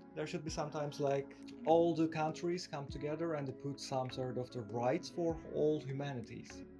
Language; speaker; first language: English; non-native, fluent; Turkish